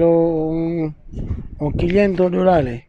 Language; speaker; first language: Spanish; non-native, learner; Haitian Creole